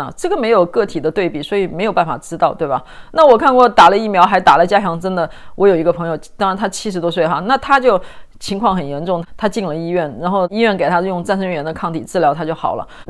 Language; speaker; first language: Chinese; native; Chinese